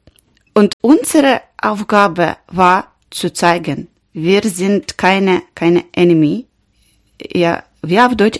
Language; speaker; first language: German; non-native, learner; Ukrainian